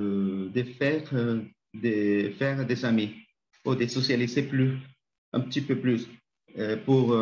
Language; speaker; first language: French; non-native, learner; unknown